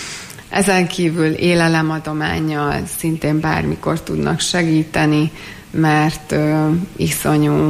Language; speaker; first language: Hungarian; native; Hungarian